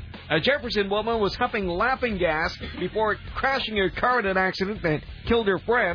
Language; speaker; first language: English; native; English